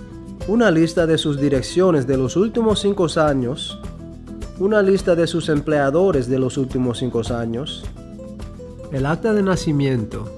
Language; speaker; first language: Spanish; early bilingual, heritage; Spanish